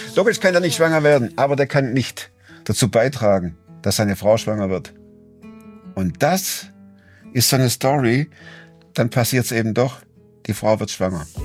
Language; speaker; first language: German; native; German